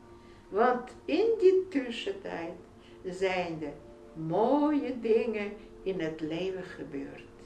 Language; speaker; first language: Dutch; non-native, fluent; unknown